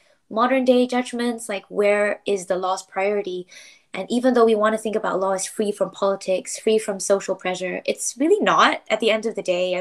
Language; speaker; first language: English; non-native, local second language; Chinese